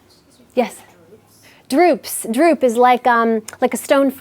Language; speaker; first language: English; native; English